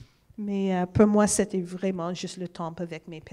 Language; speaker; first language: French; non-native, fluent; English